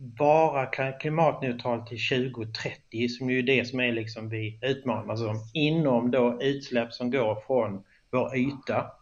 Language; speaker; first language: Swedish; native; Swedish